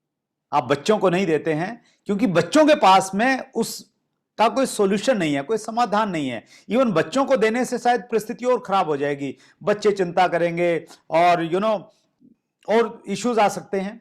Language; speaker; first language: Hindi; native; Hindi